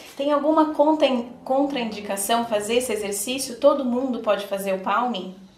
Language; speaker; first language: Portuguese; native; Portuguese